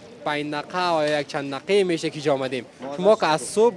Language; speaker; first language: Persian; native; Persian